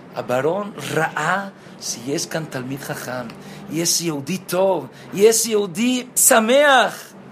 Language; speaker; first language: Hebrew; non-native, fluent; Spanish